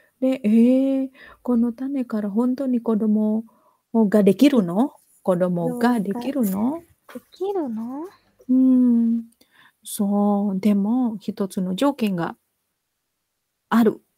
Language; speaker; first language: Japanese; non-native, fluent; Indonesian